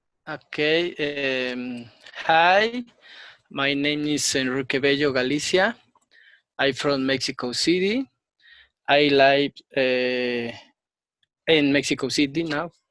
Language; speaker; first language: English; non-native, learner; Spanish